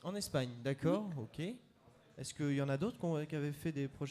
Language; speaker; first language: French; native; French